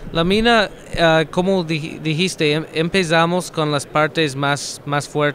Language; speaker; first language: Spanish; non-native, fluent; English